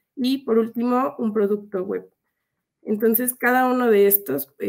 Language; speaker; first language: Spanish; native; Spanish